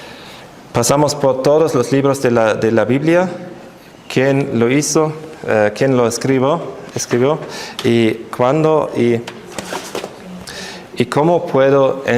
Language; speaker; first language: Spanish; non-native, fluent; German